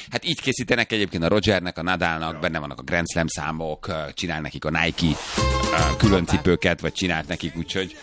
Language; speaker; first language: Hungarian; native; Hungarian